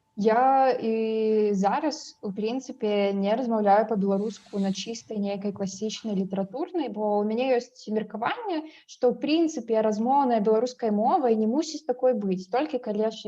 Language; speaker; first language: Belarusian; non-native, local second language; Russian